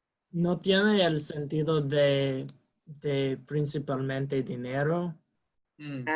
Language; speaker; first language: Spanish; non-native, learner; English